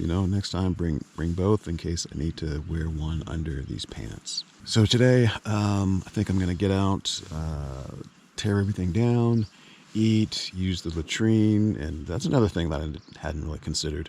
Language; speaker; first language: English; native; English